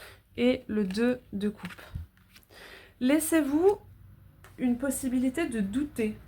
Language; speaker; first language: French; native; French